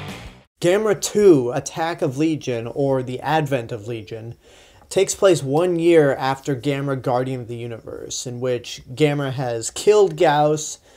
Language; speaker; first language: English; native; English